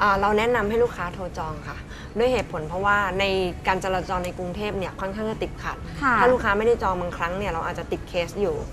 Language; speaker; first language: Thai; native; Thai